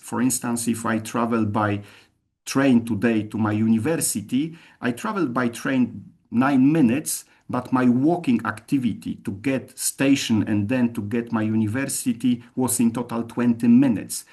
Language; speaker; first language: English; non-native, fluent; Polish